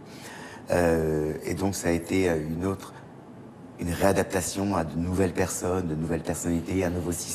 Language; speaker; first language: French; native; French